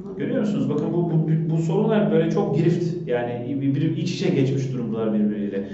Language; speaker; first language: Turkish; native; Turkish